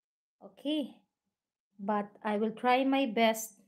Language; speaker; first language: English; non-native, learner; Filipino